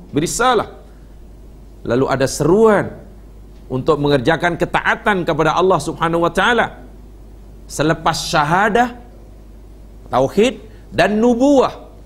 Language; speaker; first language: Malay; native; Malay